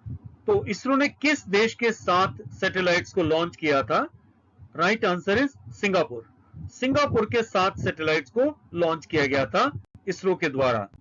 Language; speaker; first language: Hindi; native; Hindi